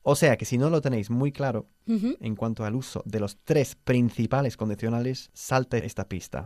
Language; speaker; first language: Spanish; non-native, fluent; English